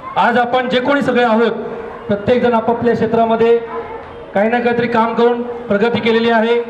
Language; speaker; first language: Marathi; non-native, local second language; Hindi